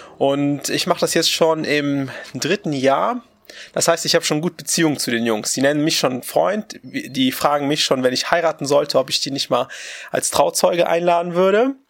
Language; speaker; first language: German; early bilingual, other home language; Russian